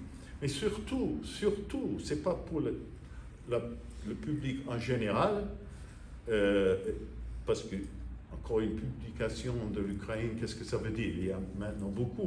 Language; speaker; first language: French; non-native, fluent; English